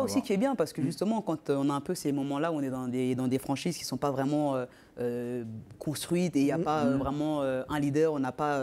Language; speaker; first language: French; native; French